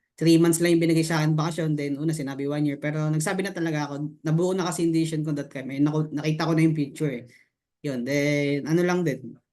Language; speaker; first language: Filipino; native; Filipino